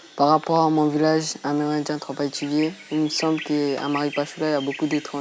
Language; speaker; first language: French; non-native, local second language; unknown